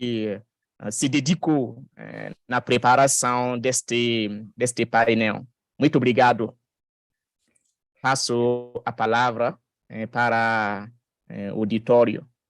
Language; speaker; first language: Portuguese; non-native, fluent; French